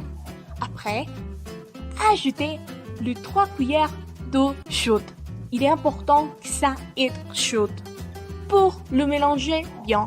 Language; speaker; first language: French; non-native, learner; Spanish